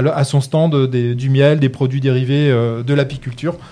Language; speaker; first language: French; native; French